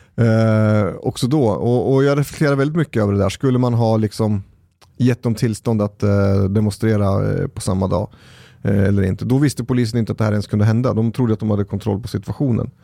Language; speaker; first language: Swedish; native; Swedish